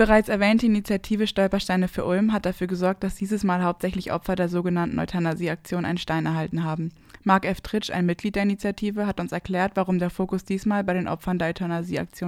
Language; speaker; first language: German; native; German